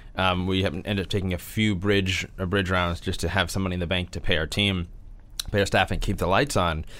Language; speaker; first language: English; native; English